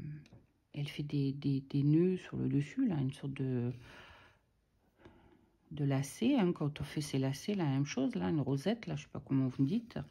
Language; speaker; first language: French; native; French